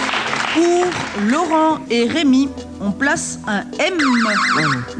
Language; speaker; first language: French; native; French